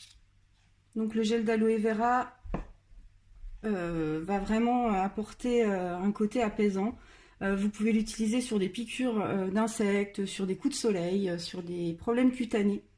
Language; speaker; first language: French; native; French